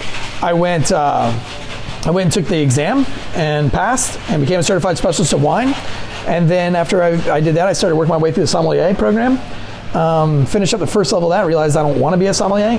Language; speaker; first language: English; native; English